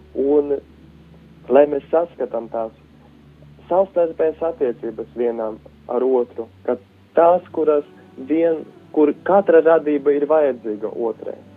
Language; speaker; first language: Latvian; native; Latvian